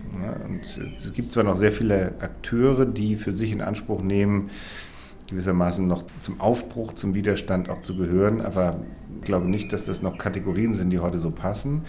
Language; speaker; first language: German; native; German